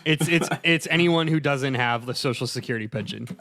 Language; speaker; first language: English; native; English